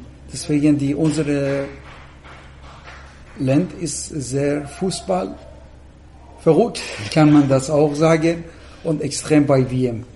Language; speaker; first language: German; non-native, fluent; Persian